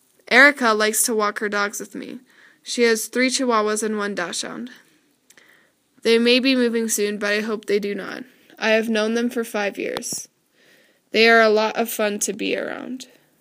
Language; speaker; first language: English; native; English